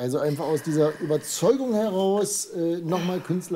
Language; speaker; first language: German; native; German